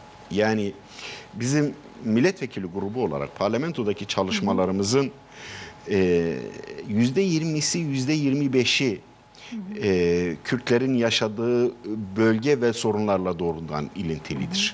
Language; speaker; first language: Turkish; non-native, local second language; Kurdish